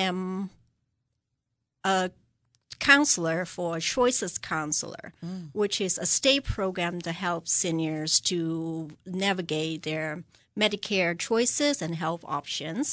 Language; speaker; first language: English; non-native, local second language; Cantonese